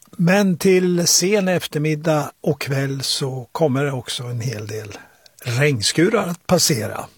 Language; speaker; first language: Swedish; native; Swedish